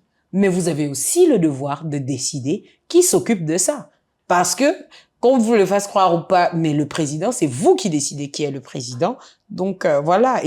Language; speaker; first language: French; native; French